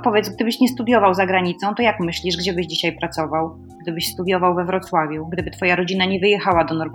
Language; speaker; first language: Polish; native; Polish